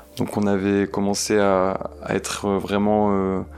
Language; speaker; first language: French; native; French